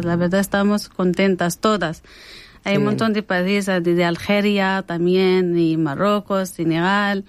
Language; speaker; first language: Spanish; non-native, learner; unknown